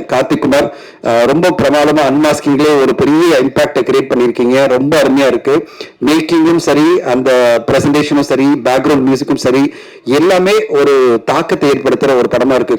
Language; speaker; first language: Tamil; native; Tamil